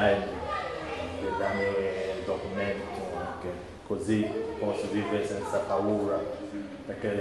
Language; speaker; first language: Italian; non-native, learner; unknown